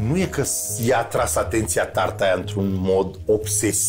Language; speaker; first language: Romanian; native; Romanian